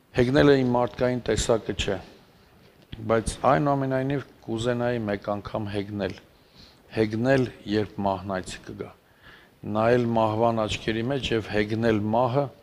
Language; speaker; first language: Armenian; native; Armenian